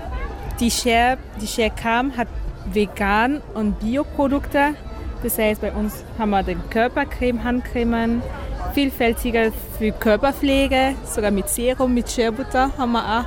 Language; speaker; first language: German; non-native, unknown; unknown